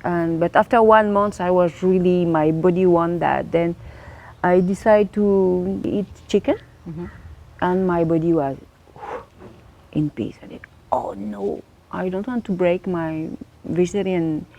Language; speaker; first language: English; non-native, learner; French